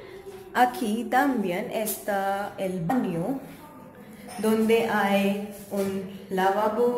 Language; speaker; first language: Spanish; non-native, learner; Hindi